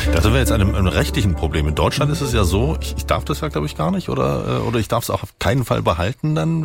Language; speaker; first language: German; native; German